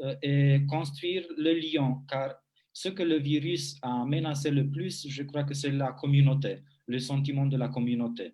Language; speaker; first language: French; non-native, fluent; Romanian